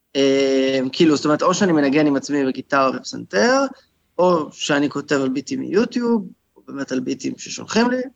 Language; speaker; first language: Hebrew; native; Hebrew